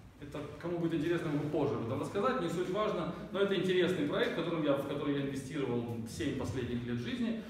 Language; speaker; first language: Russian; native; Russian